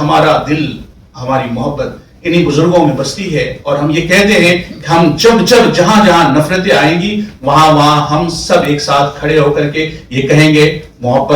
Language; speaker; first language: Hindi; native; Hindi